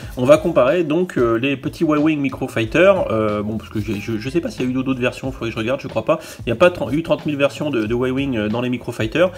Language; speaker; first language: French; native; French